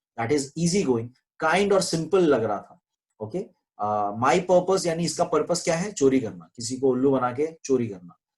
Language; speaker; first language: Hindi; non-native, local second language; Marathi